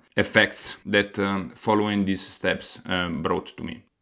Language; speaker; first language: English; non-native, fluent; Italian